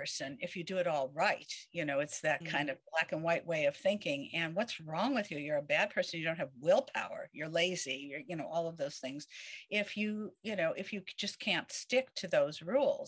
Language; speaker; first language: English; native; English